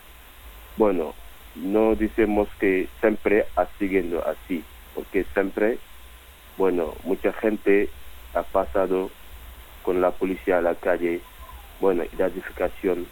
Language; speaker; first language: Spanish; non-native, learner; Wolof